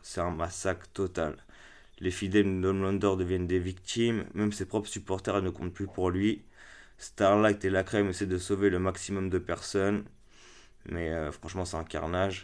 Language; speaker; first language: French; native; French